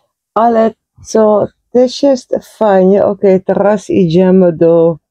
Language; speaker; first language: Polish; non-native, learner; Dutch